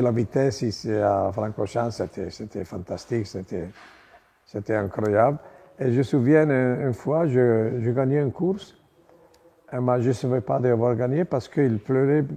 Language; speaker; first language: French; non-native, learner; Italian